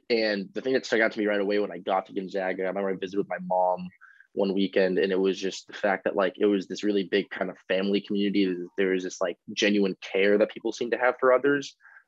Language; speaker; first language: English; native; English